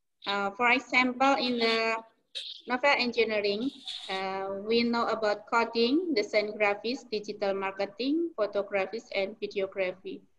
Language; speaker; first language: English; non-native, learner; Indonesian